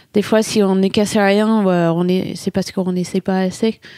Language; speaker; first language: French; non-native, fluent; English